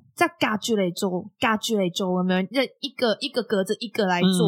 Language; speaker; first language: Chinese; non-native, local second language; Cantonese